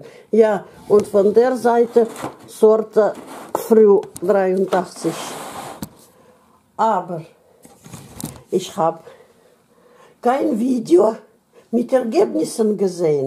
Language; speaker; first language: German; non-native, fluent; Russian